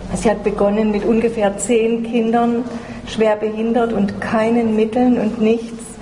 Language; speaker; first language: German; native; German